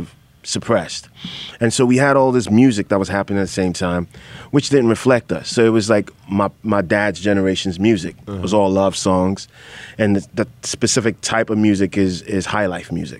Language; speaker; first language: English; non-native, local second language; Akan